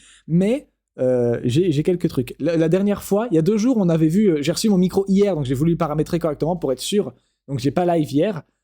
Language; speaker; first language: French; native; French